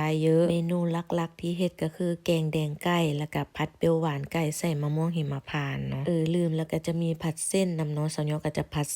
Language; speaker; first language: Thai; non-native, local second language; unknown